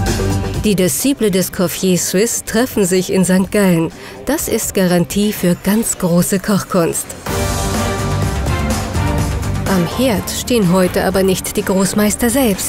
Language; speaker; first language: German; native; German